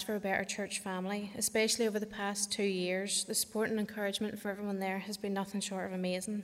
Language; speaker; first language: English; native; English